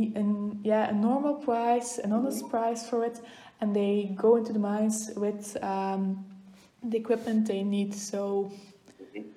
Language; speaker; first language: English; non-native, fluent; Dutch